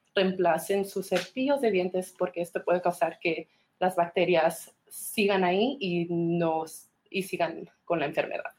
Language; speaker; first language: Spanish; early bilingual, heritage; Spanish